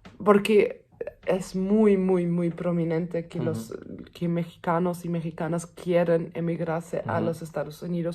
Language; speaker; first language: Spanish; non-native, fluent; German